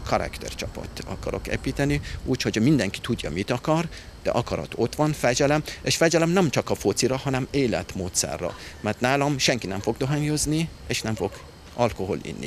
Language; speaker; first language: Hungarian; non-native, learner; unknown